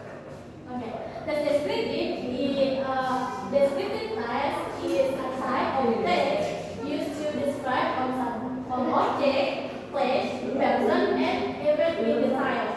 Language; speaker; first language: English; non-native, learner; Indonesian